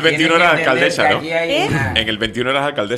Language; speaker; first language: Spanish; native; Spanish